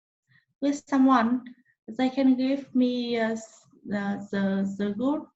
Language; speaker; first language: English; non-native, learner; Vietnamese